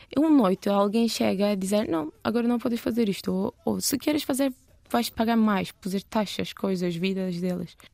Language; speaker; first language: Portuguese; non-native, learner; Turkish